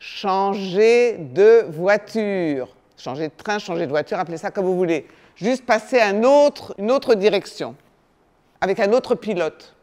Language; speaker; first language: French; native; French